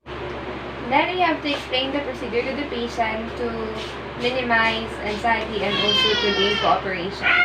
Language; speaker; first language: English; non-native, local second language; Filipino